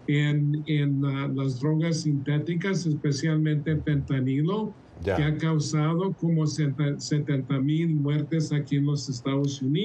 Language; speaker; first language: Spanish; early bilingual, heritage; Spanish